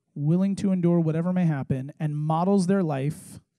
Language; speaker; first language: English; native; English